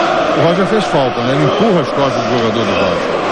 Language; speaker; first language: Portuguese; native; Portuguese